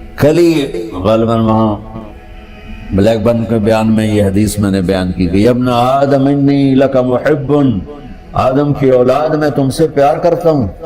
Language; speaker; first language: Urdu; non-native, local second language; Punjabi